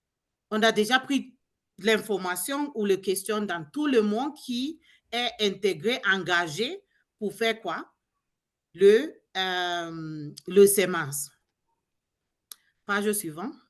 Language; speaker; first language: French; non-native, learner; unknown